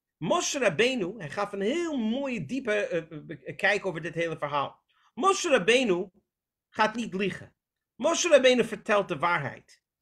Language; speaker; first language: Dutch; non-native, fluent; English